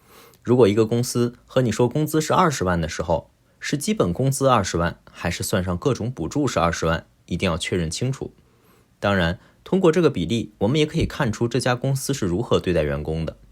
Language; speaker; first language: Chinese; native; Chinese